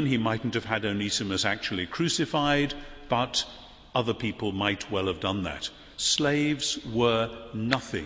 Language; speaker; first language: English; native; English